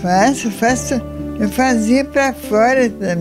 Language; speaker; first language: Portuguese; early bilingual, other home language; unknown